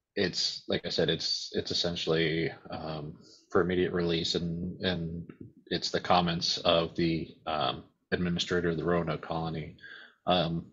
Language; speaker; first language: English; native; English